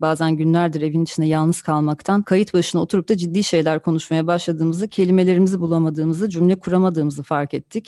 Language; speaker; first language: Turkish; native; Turkish